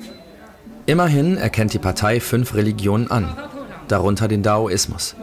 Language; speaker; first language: German; native; German